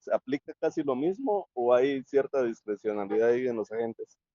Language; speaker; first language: Spanish; native; Spanish